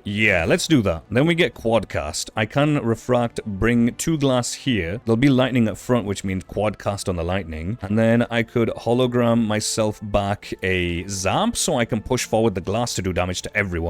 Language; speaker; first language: English; native; English